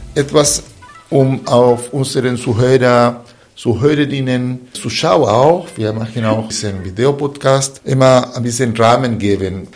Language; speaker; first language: German; non-native, fluent; Spanish